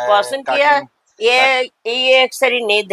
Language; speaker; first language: Hindi; non-native, local second language; Bangla